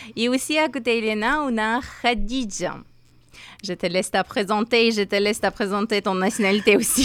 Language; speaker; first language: French; non-native, learner; Persian